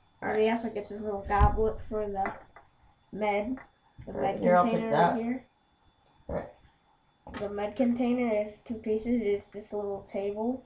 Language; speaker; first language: English; native; English